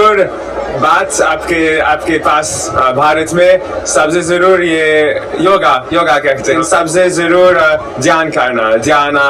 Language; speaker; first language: Hindi; non-native, learner; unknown